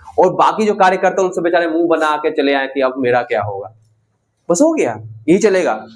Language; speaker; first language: Hindi; native; Hindi